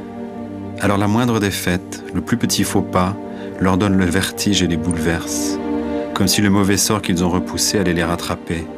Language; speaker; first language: French; native; French